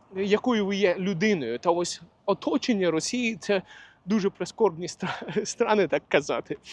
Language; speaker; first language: Ukrainian; non-native, local second language; Russian